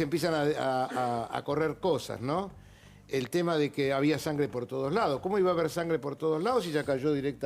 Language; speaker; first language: Spanish; native; Spanish